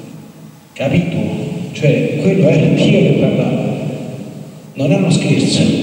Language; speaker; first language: Italian; native; Italian